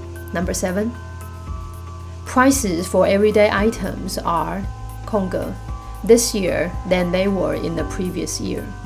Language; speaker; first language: English; non-native, fluent; Chinese